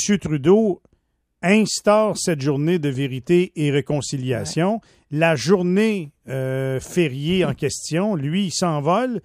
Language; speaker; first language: French; native; French